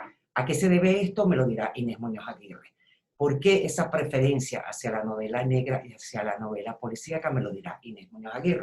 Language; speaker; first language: Spanish; native; Spanish